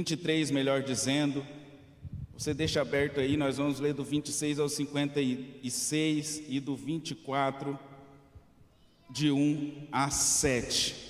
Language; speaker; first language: Portuguese; native; Portuguese